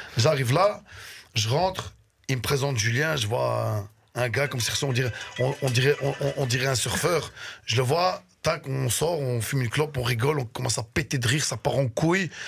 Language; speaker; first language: French; early bilingual, other home language; Arabic